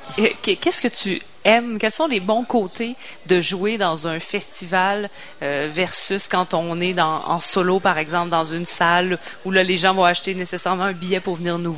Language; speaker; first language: French; native; French